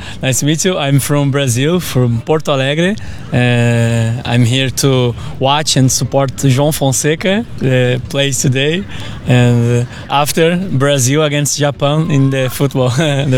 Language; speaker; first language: English; non-native, fluent; Portuguese